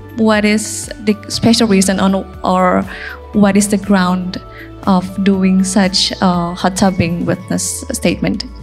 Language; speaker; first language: English; non-native, fluent; Indonesian